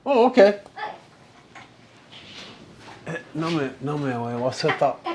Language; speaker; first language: Japanese; non-native, learner; English